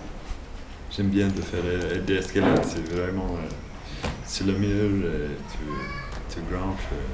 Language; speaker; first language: French; non-native, learner; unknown